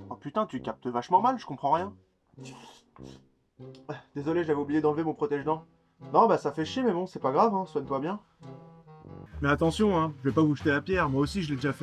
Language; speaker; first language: French; native; French